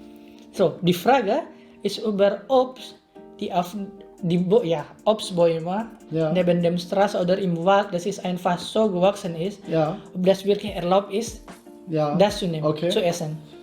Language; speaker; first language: German; non-native, learner; Indonesian